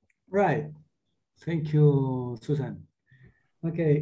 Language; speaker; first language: English; non-native, learner; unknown